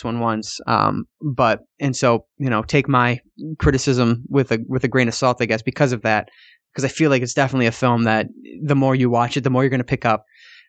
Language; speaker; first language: English; native; English